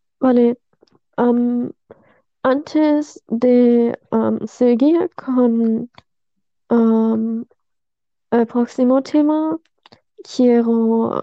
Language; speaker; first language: Spanish; non-native, learner; German